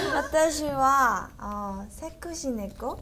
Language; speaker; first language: Japanese; non-native, learner; Korean